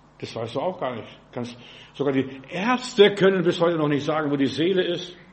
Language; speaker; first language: German; non-native, fluent; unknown